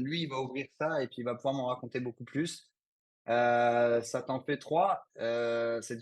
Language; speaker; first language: French; native; French